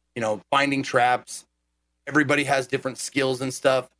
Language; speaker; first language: English; native; English